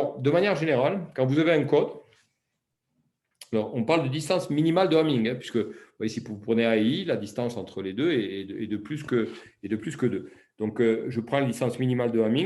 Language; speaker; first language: French; native; French